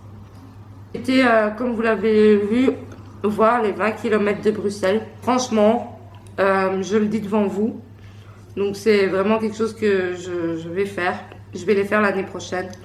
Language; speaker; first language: French; native; French